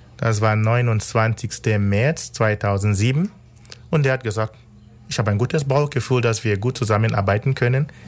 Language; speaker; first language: German; non-native, fluent; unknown